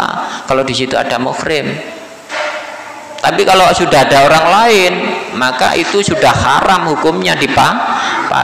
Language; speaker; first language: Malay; non-native, local second language; Javanese